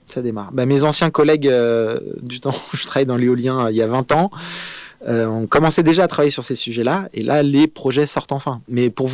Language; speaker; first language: French; native; French